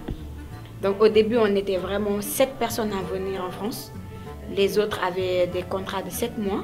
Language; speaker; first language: French; non-native, local second language; Wolof